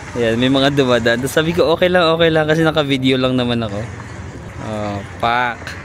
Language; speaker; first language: Filipino; non-native, local second language; Cebuano